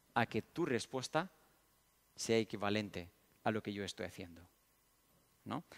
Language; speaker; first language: Spanish; early bilingual, other home language; Romanian